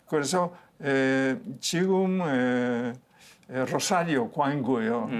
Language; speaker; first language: Korean; non-native, learner; Spanish